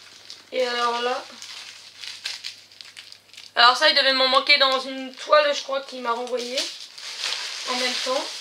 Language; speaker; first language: French; native; French